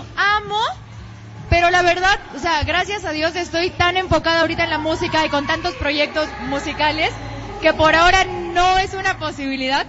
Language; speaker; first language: Spanish; native; Spanish